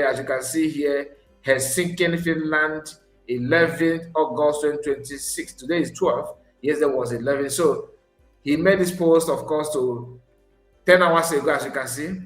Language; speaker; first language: English; non-native, local second language; Igbo